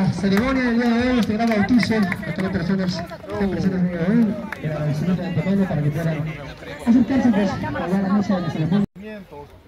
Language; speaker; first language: Spanish; native; Spanish